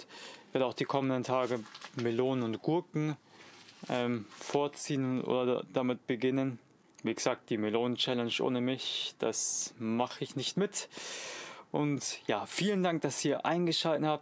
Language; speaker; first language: German; native; German